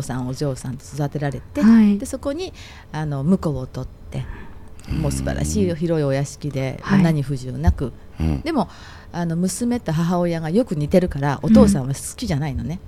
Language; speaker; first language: Japanese; native; Japanese